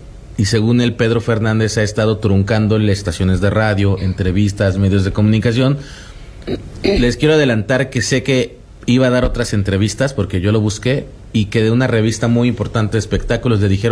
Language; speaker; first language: Spanish; native; Spanish